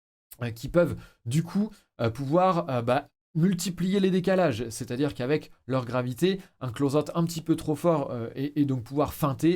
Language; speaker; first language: French; native; French